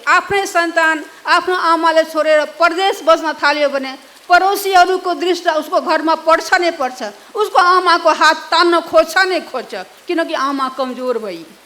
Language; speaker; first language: Nepali; non-native, local second language; Maithili